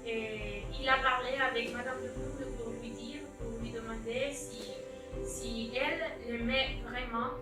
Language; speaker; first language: French; non-native, learner; Spanish